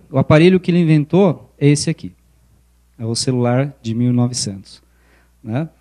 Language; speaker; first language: Portuguese; early bilingual, other home language; Spanish